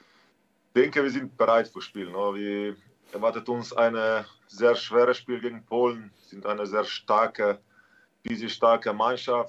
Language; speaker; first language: German; non-native, learner; Slovenian